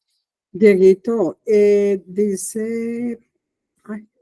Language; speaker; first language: Spanish; native; Spanish